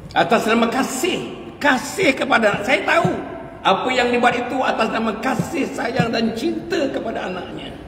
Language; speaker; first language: Malay; native; Malay